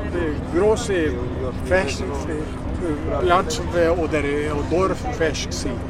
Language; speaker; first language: German; early bilingual, heritage; Spanish